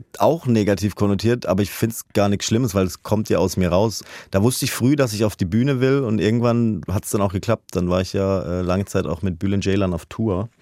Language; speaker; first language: German; native; German